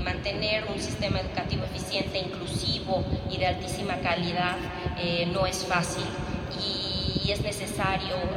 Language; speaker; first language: Spanish; native; Spanish